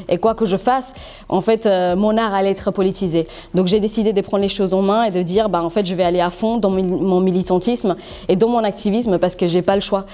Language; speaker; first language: French; non-native, fluent; English